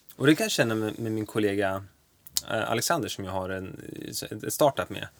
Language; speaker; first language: Swedish; non-native, local second language; Kurdish